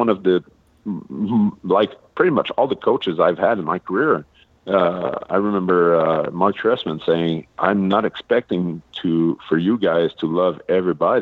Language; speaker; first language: English; non-native, fluent; French